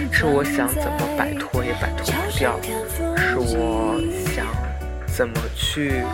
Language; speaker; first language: Chinese; native; Chinese